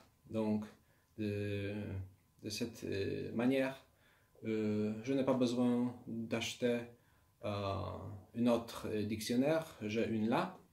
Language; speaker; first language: French; non-native, learner; Polish